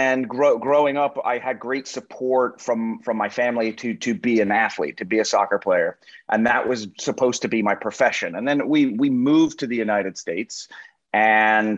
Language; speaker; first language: English; native; English